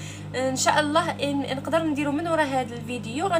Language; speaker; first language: Arabic; native; Arabic